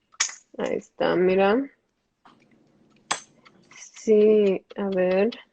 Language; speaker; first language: Spanish; early bilingual, heritage; Spanish